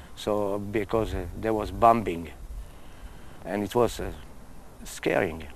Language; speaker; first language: English; non-native, fluent; Hebrew